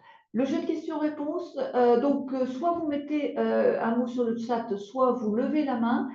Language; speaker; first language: French; native; French